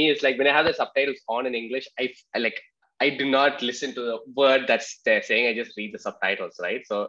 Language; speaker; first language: English; non-native, local second language; Malayalam